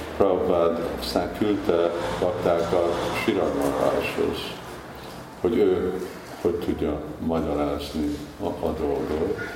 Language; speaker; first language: Hungarian; early bilingual, heritage; Hungarian